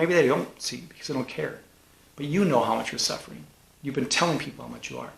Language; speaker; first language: English; native; English